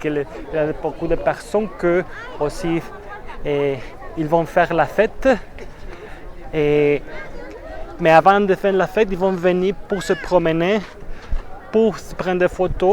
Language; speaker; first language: French; non-native, fluent; Spanish